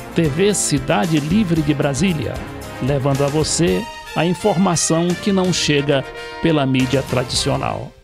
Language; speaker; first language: Portuguese; native; Portuguese